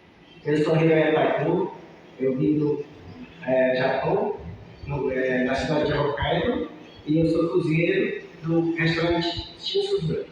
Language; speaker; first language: Portuguese; early bilingual, other home language; Japanese